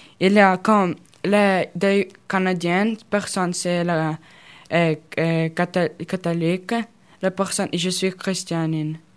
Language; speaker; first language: French; non-native, learner; Russian